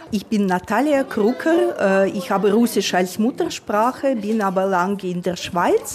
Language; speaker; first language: German; non-native, fluent; Russian